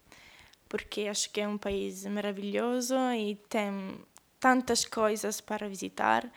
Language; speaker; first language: Portuguese; non-native, learner; Italian